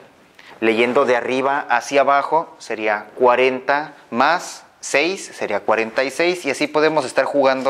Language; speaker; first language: Spanish; native; Spanish